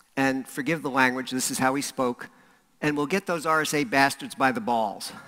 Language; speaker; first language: English; native; English